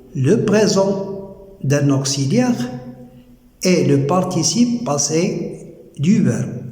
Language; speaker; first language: French; non-native, local second language; Arabic